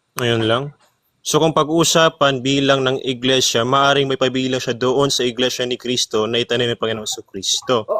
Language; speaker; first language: Filipino; native; Filipino